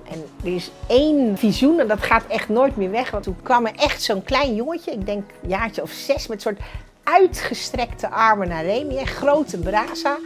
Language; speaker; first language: Dutch; early bilingual, other home language; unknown